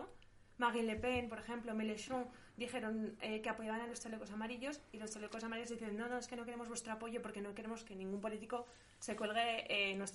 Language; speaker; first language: Spanish; native; Spanish